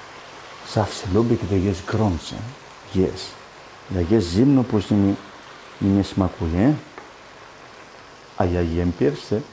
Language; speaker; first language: Polish; non-native, fluent; Greek